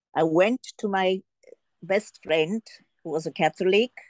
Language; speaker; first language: English; early bilingual, heritage; Polish